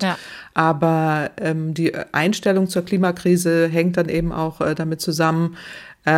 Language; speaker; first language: German; native; German